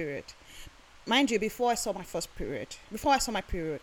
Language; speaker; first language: English; non-native, local second language; Yoruba